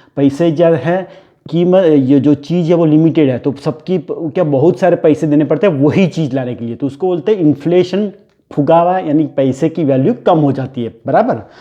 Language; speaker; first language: Hindi; non-native, local second language; Gujarati